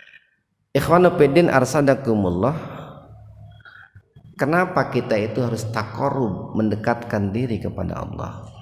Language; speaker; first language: Indonesian; native; Indonesian